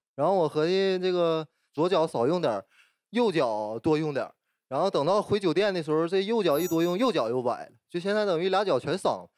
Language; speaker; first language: Chinese; native; Chinese